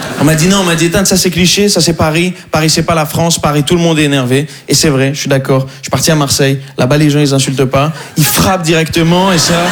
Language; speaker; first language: French; non-native, local second language; Arabic